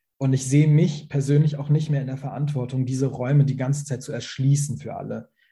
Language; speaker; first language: German; early bilingual, other home language; Persian